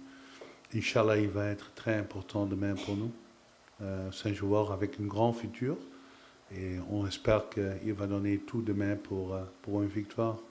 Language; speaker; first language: French; non-native, fluent; Dutch